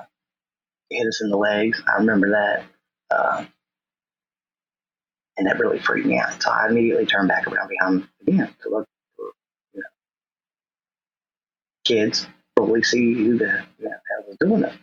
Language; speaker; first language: English; native; English